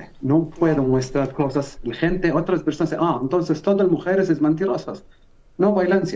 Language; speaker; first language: Spanish; non-native, learner; Arabic